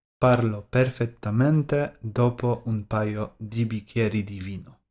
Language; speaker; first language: Italian; non-native, learner; Polish